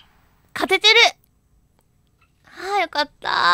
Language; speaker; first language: Japanese; native; Japanese